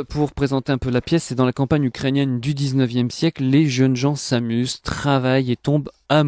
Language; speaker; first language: French; native; French